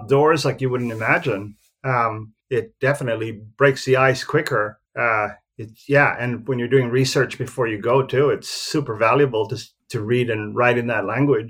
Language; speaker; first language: English; native; English